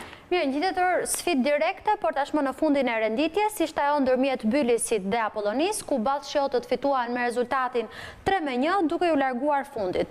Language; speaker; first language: Albanian; native; Albanian